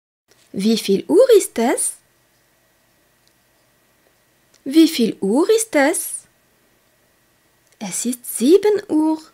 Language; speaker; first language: German; non-native, fluent; French